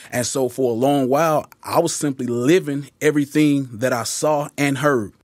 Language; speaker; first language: English; native; English